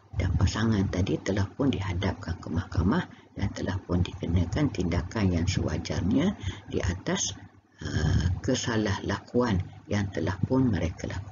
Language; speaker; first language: Malay; native; Malay